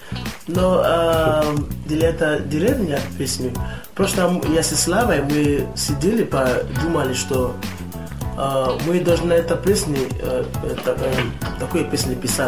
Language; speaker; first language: Russian; non-native, learner; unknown